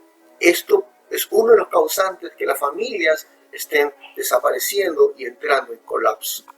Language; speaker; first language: Spanish; native; Spanish